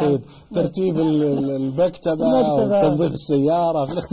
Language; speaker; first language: Arabic; native; Arabic